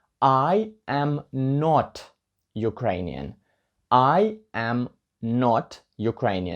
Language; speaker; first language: English; non-native, learner; Ukrainian